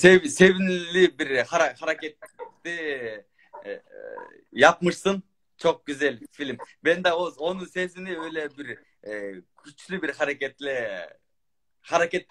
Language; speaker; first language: Turkish; non-native, learner; Kyrgyz